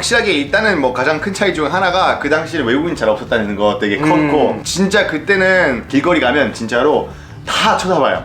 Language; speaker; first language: Korean; non-native, fluent; French